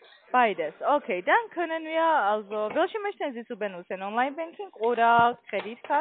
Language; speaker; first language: German; non-native, learner; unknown